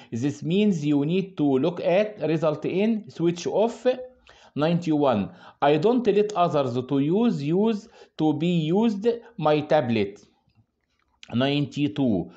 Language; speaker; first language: English; non-native, fluent; Arabic